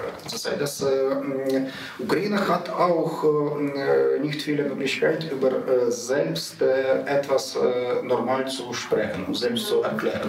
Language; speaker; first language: German; non-native, learner; Ukrainian